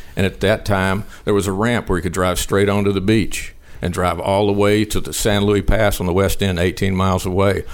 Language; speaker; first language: English; native; English